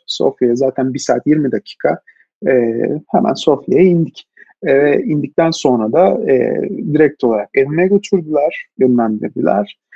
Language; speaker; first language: Turkish; native; Turkish